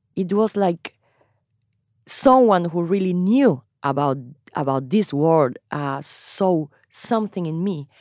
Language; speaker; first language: English; non-native, fluent; Spanish